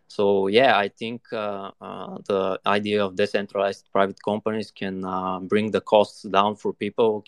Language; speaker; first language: English; non-native, fluent; Bulgarian